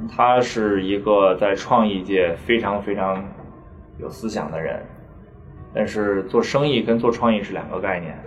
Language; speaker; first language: Chinese; native; Chinese